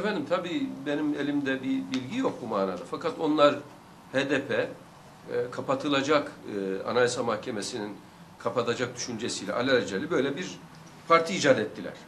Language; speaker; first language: Turkish; native; Turkish